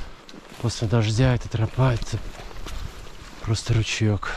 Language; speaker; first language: Russian; native; Russian